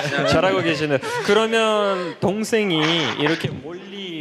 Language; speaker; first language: Korean; non-native, fluent; Russian